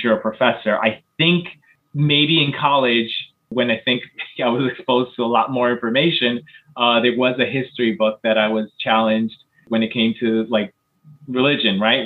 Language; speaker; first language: English; native; English